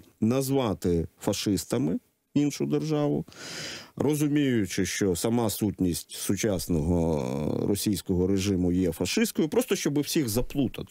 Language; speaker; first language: Ukrainian; native; Ukrainian